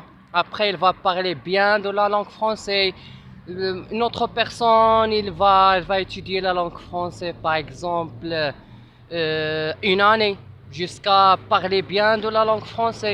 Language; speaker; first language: French; non-native, local second language; Arabic